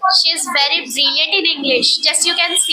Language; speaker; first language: English; non-native, learner; Hindi